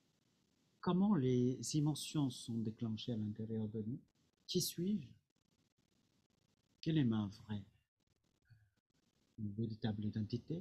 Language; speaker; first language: French; non-native, fluent; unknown